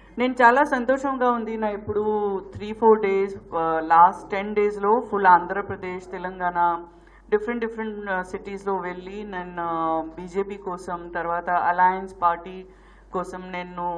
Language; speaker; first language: Telugu; non-native, learner; Gujarati